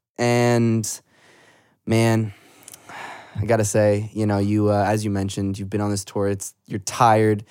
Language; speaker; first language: English; native; English